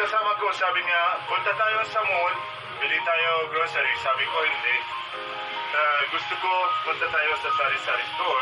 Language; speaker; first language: Filipino; non-native, learner; Arabic